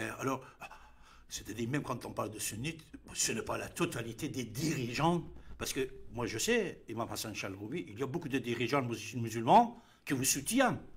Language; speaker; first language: French; non-native, fluent; Persian